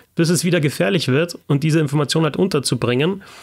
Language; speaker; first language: German; native; German